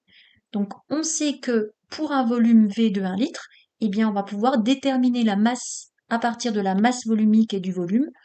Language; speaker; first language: French; native; French